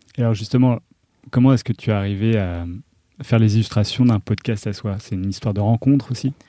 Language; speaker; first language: French; native; French